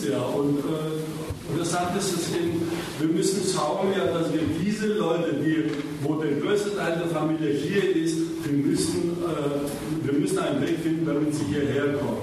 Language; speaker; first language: German; non-native, fluent; Greek